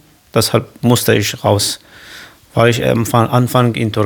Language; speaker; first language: German; non-native, learner; Kurdish